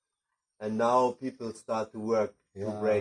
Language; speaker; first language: English; non-native, fluent; German